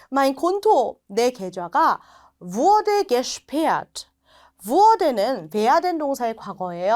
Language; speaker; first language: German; non-native, fluent; Korean